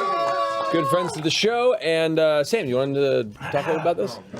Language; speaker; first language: English; native; English